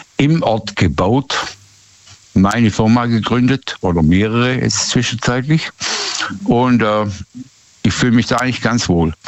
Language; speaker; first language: German; native; German